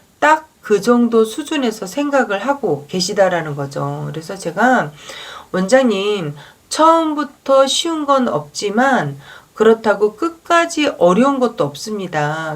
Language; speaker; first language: Korean; native; Korean